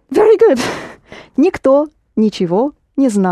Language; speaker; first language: Russian; non-native, fluent; English